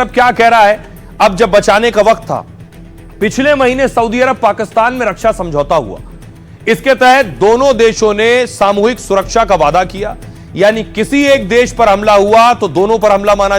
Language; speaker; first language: Hindi; native; Hindi